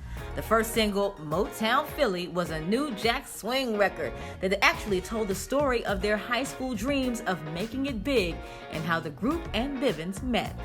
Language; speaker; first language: English; native; English